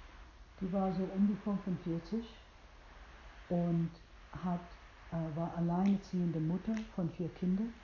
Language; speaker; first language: German; non-native, fluent; English